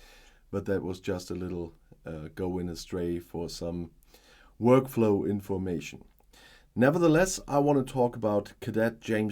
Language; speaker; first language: English; non-native, fluent; German